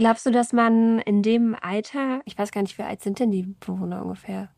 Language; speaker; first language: German; native; German